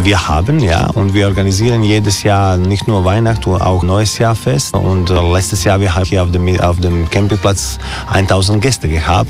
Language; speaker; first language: German; non-native, learner; Croatian